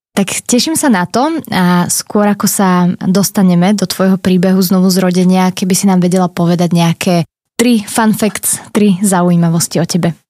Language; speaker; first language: Slovak; native; Slovak